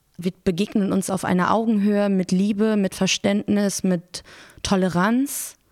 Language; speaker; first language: German; early bilingual, other home language; Persian